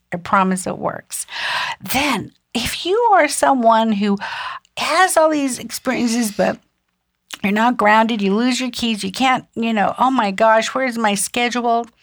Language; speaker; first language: English; early bilingual, other home language; German